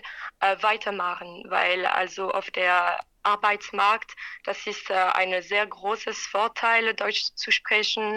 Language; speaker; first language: German; non-native, fluent; French